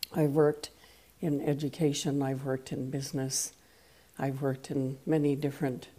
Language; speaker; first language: English; non-native, fluent; French